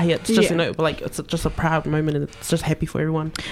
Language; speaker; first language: English; native; English